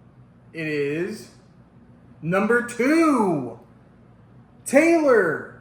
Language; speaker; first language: English; native; English